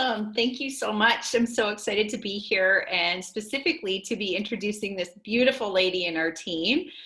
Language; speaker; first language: English; native; English